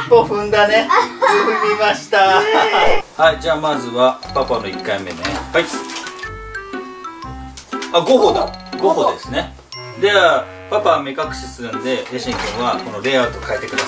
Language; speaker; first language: Japanese; native; Japanese